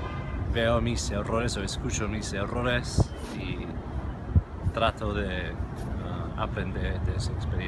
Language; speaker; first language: Spanish; non-native, learner; English